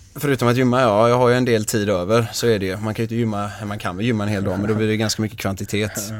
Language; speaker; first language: Swedish; native; Swedish